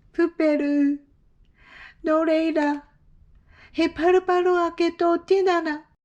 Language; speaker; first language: Māori; non-native, fluent; Japanese